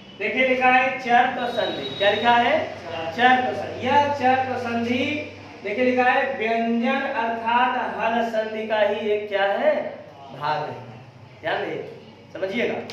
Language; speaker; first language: Hindi; native; Hindi